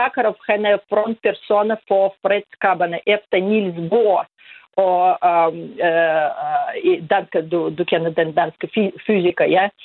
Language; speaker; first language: Danish; non-native, fluent; Russian